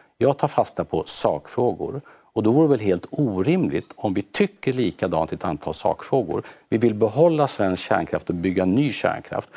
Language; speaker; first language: Swedish; native; Swedish